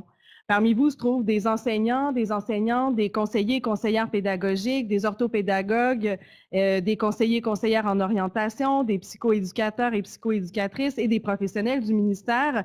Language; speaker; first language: French; native; French